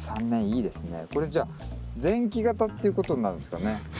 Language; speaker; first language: Japanese; native; Japanese